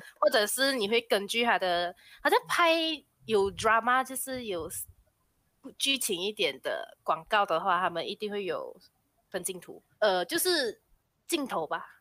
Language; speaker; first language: Chinese; native; Chinese